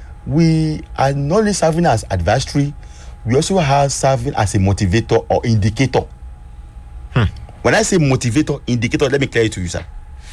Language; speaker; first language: English; non-native, local second language; Yoruba